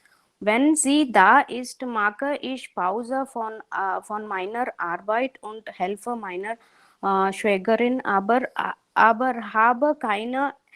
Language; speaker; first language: German; non-native, learner; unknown